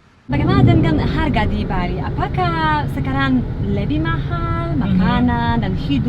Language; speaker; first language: Indonesian; non-native, fluent; Polish